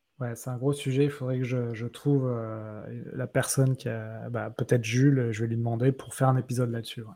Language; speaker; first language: French; native; French